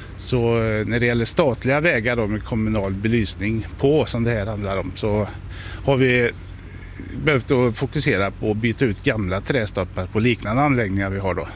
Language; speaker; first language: Swedish; native; Swedish